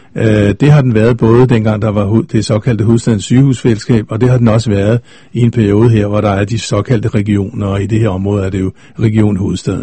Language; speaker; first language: Danish; native; Danish